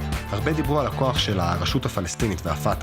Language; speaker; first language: Hebrew; native; Hebrew